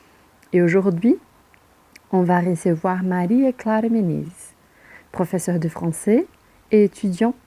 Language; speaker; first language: French; non-native, fluent; Portuguese